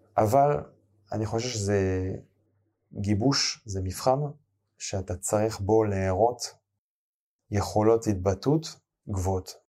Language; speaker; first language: Hebrew; non-native, fluent; French